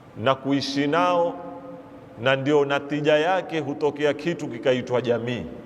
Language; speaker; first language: Swahili; native; Swahili